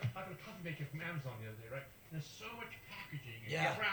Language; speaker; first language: English; native; English